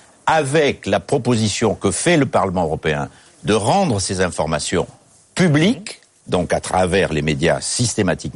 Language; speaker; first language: French; native; French